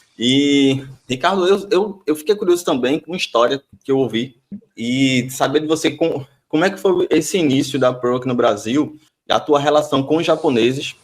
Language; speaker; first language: Portuguese; native; Portuguese